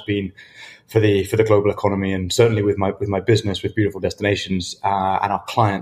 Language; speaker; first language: English; native; English